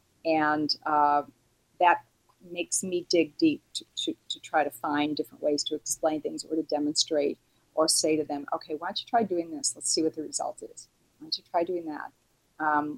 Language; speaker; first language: English; native; English